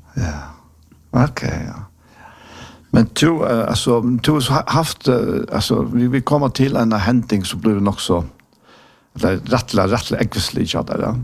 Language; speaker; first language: Norwegian; non-native, learner; Faroese